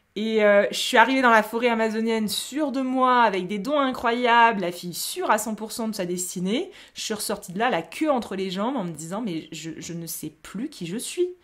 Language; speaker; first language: French; native; French